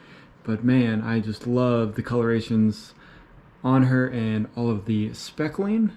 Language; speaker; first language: English; native; English